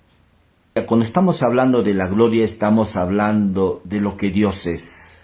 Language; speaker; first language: Spanish; native; Spanish